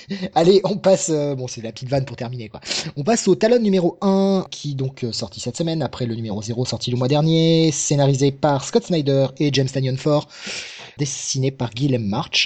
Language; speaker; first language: French; native; French